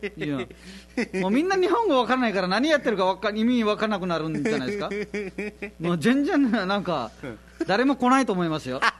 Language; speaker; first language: Japanese; non-native, fluent; Nepali